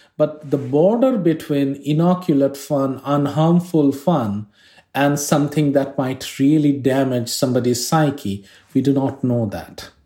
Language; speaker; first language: English; non-native, fluent; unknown